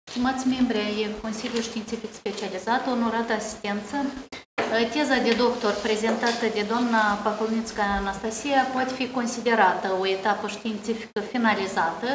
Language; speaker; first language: Romanian; native; Romanian